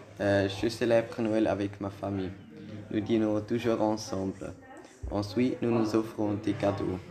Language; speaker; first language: French; non-native, learner; German